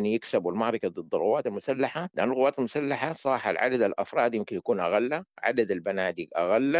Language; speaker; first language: Arabic; native; Arabic